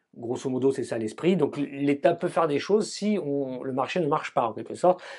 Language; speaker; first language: French; native; French